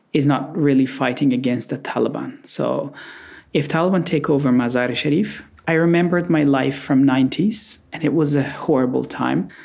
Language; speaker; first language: English; non-native, fluent; Persian